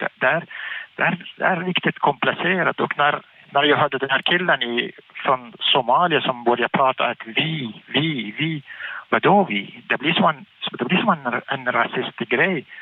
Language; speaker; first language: Swedish; non-native, fluent; Arabic